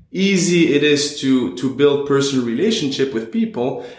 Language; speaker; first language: English; non-native, fluent; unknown